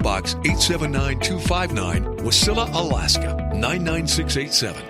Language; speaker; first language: English; native; English